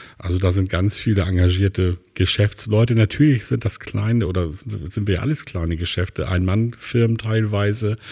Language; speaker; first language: German; native; German